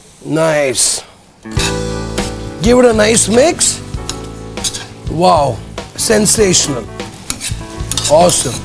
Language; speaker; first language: English; non-native, local second language; Hindi